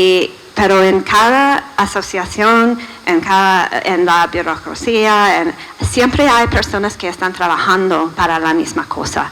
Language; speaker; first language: Spanish; non-native, fluent; English